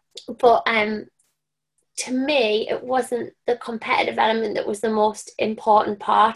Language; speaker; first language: English; native; English